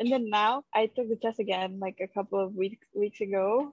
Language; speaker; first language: English; early bilingual, other home language; Indonesian